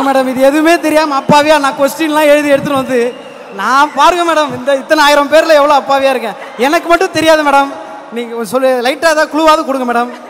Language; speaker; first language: Tamil; native; Tamil